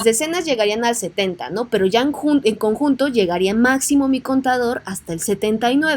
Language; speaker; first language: Spanish; native; Spanish